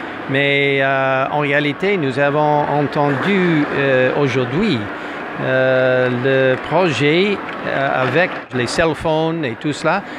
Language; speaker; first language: French; non-native, fluent; English